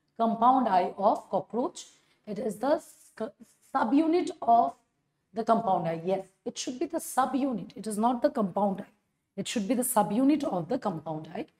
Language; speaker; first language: English; non-native, local second language; Assamese